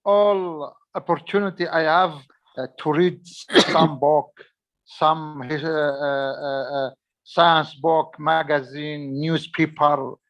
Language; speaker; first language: English; non-native, learner; Arabic